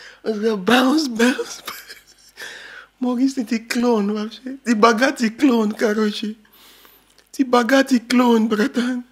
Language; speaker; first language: Russian; non-native, learner; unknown